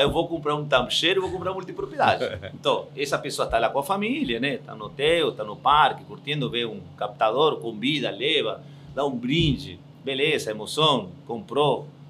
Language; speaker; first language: Portuguese; non-native, fluent; Spanish